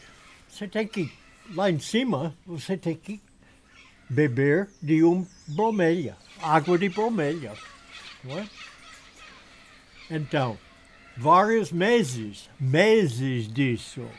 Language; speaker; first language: Portuguese; non-native, learner; English